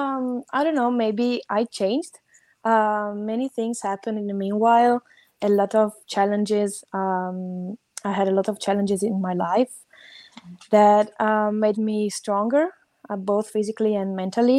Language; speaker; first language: English; non-native, fluent; Italian